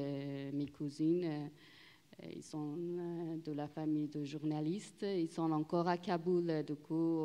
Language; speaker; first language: French; non-native, learner; Persian